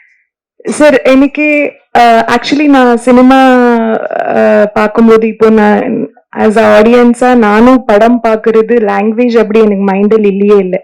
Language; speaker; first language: Tamil; non-native, learner; Kannada